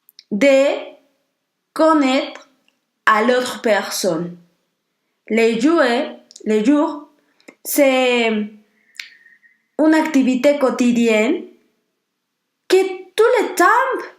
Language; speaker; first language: French; non-native, learner; Spanish